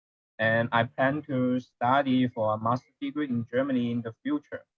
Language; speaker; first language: English; non-native, learner; Chinese